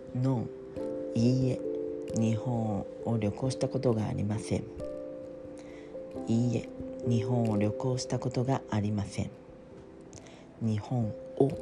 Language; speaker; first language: Japanese; non-native, learner; French